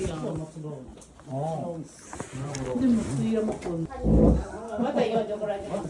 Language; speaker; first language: Japanese; native; Japanese